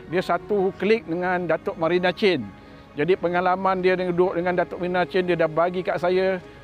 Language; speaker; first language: Malay; native; Malay